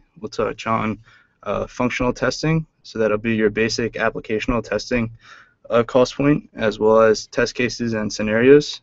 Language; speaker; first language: English; native; English